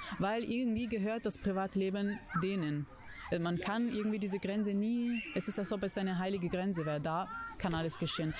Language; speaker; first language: German; non-native, fluent; Italian